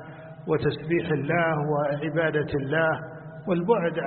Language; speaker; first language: Arabic; native; Arabic